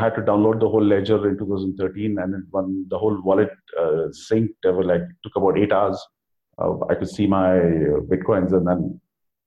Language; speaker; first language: English; non-native, local second language; Kannada